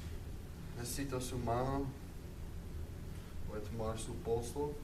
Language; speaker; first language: Spanish; non-native, learner; English